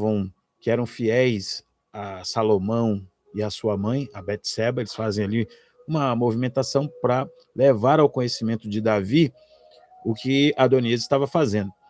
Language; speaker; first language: Portuguese; native; Portuguese